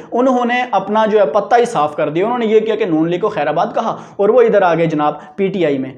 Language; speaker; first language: Urdu; non-native, local second language; Punjabi